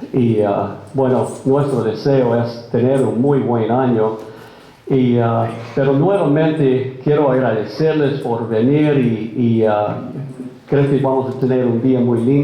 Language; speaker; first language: Spanish; non-native, fluent; English